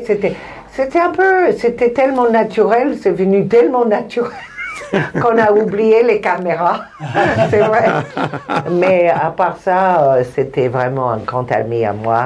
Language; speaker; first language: French; non-native, fluent; Spanish